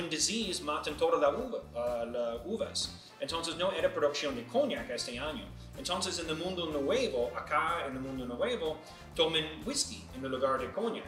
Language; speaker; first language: Spanish; non-native, learner; English